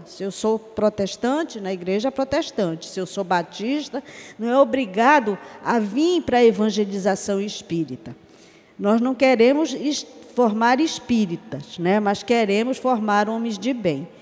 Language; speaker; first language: Portuguese; native; Portuguese